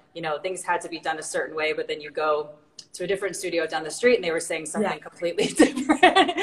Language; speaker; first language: English; native; English